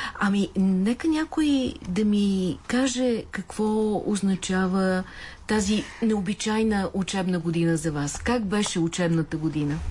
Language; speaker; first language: Bulgarian; native; Bulgarian